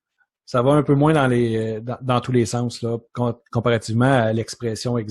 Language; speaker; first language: French; native; French